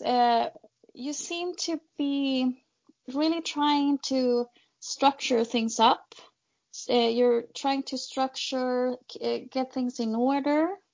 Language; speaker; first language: English; non-native, fluent; Swedish